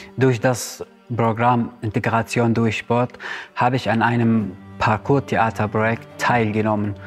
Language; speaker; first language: German; non-native, fluent; Arabic